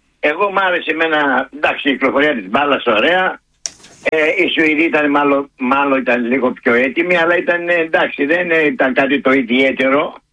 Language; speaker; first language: Greek; native; Greek